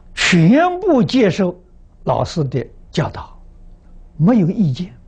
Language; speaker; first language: Chinese; native; Chinese